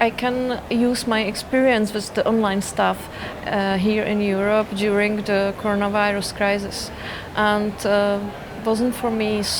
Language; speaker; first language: English; non-native, fluent; Czech